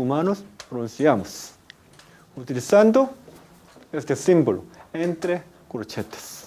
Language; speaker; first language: Spanish; non-native, fluent; Korean